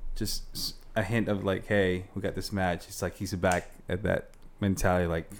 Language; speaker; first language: English; non-native, local second language; Filipino